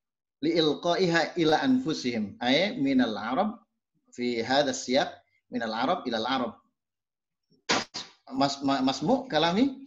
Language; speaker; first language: Arabic; non-native, fluent; Indonesian